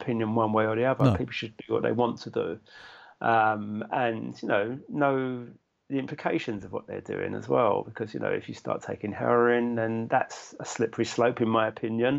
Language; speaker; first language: English; native; English